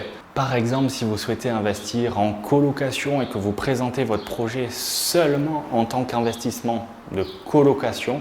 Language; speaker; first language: French; native; French